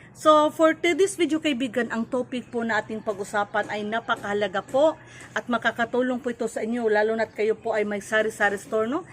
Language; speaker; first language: Filipino; non-native, local second language; Cebuano